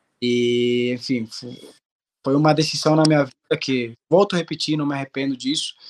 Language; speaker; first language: Portuguese; non-native, fluent; Spanish